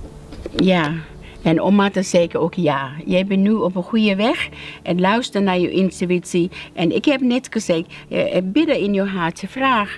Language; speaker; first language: Dutch; non-native, learner; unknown